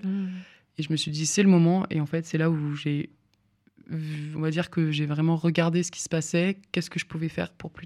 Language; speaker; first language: French; native; French